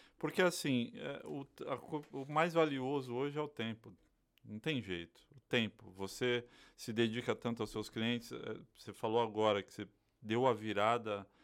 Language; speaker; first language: Portuguese; native; Portuguese